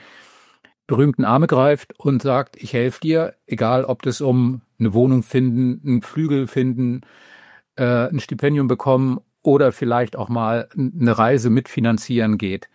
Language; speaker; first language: German; native; German